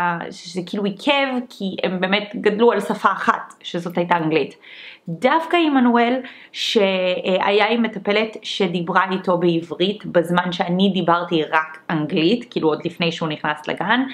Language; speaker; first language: Hebrew; early bilingual, other home language; English